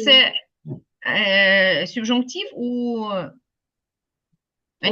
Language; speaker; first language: French; non-native, fluent; Ukrainian